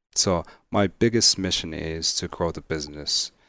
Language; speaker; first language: English; non-native, fluent; Arabic